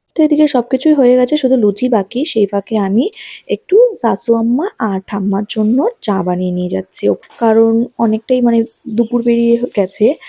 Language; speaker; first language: Bangla; native; Bangla